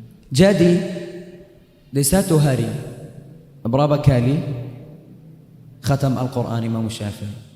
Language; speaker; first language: Indonesian; non-native, fluent; Arabic